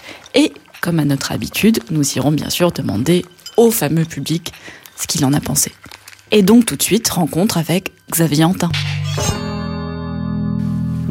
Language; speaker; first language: French; native; French